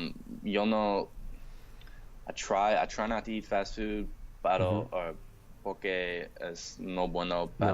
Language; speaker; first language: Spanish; non-native, learner; English